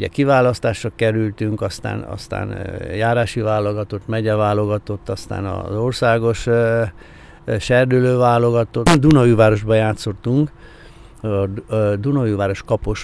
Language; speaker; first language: Hungarian; native; Hungarian